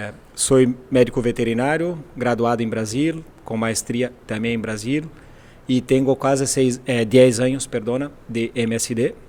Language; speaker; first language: Spanish; non-native, fluent; Portuguese